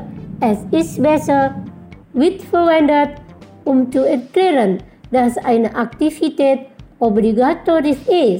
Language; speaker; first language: German; non-native, fluent; Indonesian